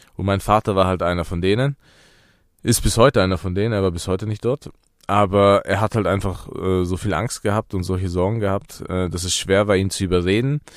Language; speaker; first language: German; early bilingual, other home language; Persian